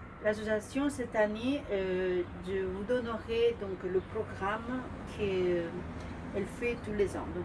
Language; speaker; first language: French; non-native, fluent; Spanish